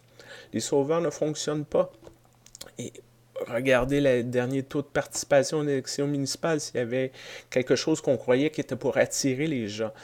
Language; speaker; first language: French; native; French